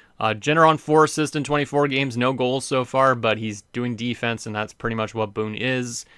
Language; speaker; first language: English; native; English